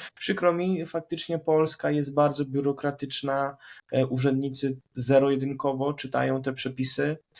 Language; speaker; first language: Polish; native; Polish